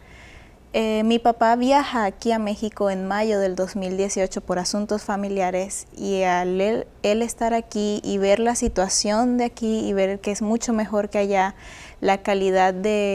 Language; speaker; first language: Spanish; native; Spanish